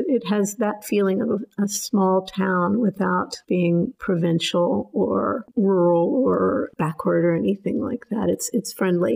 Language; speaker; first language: English; native; English